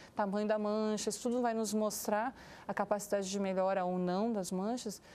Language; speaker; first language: Portuguese; native; Portuguese